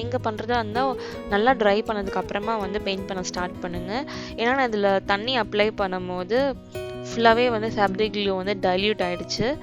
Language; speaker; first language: Tamil; native; Tamil